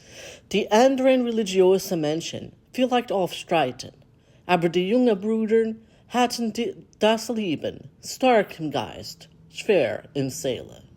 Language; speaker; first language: German; non-native, learner; English